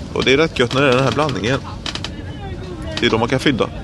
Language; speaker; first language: Swedish; native; Swedish